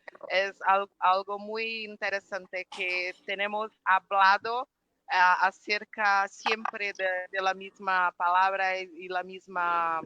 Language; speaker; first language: Spanish; non-native, fluent; Portuguese